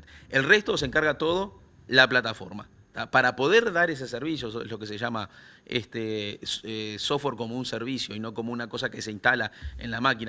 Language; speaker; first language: Spanish; native; Spanish